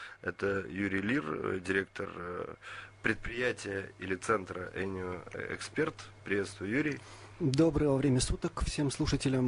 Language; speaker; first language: Russian; native; Russian